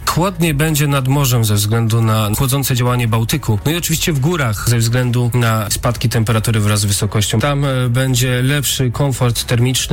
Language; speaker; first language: Polish; native; Polish